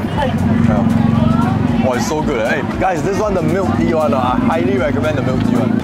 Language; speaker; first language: English; native; English